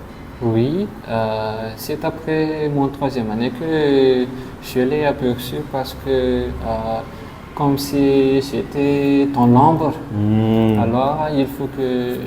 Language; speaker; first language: French; non-native, local second language; Malagasy